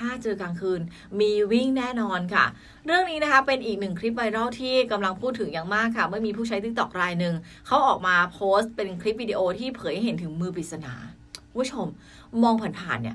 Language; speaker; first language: Thai; native; Thai